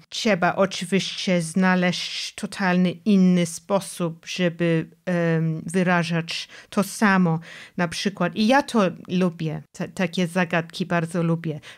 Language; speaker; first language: Polish; non-native, fluent; English